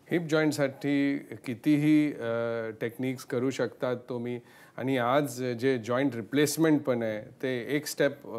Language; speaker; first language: Marathi; non-native, local second language; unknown